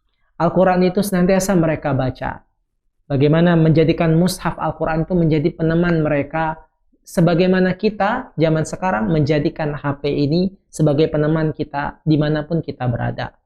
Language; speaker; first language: Indonesian; native; Indonesian